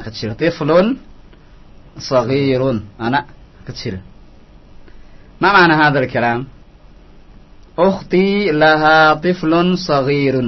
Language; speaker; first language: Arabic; non-native, fluent; Indonesian